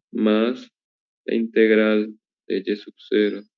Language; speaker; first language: Spanish; native; Spanish